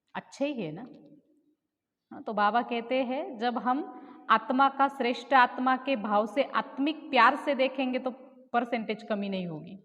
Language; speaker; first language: Hindi; non-native, local second language; Marathi